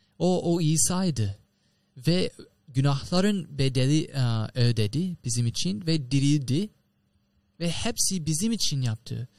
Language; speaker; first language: Turkish; non-native, fluent; English